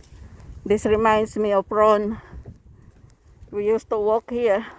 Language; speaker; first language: English; non-native, local second language; Filipino